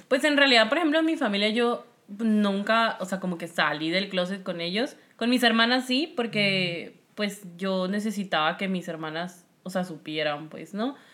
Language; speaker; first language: Spanish; native; Spanish